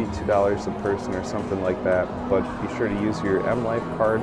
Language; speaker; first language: English; native; English